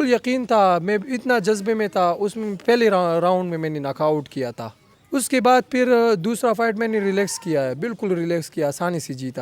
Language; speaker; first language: Hindi; non-native, local second language; Pashto